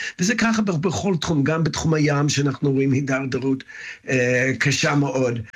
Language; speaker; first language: Hebrew; non-native, fluent; English